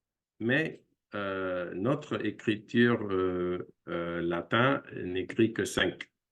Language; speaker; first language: French; non-native, fluent; English